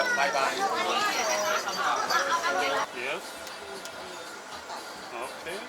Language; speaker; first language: English; non-native, learner; Korean